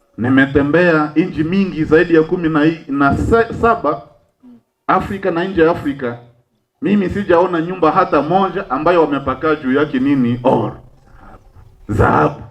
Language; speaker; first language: Swahili; non-native, local second language; Nande